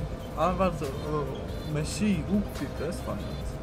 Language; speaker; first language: Norwegian; non-native, learner; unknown